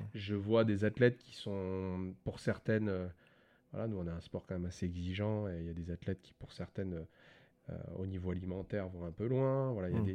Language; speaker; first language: French; native; French